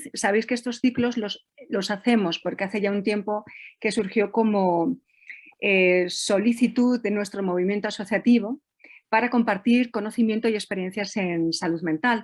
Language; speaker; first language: Spanish; native; Spanish